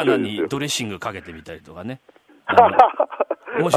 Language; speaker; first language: Japanese; native; Japanese